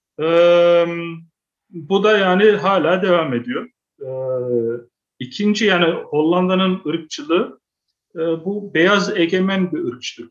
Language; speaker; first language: Turkish; early bilingual, heritage; Turkish